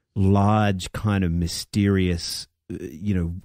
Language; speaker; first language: English; native; English